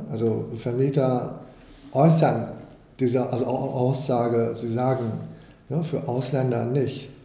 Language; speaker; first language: German; non-native, fluent; Kurdish